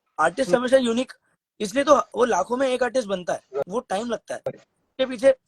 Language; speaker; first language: Hindi; native; Hindi